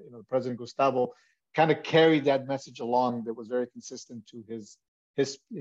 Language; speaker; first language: English; native; English